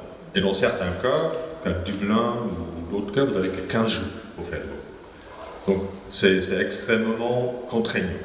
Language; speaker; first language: French; native; French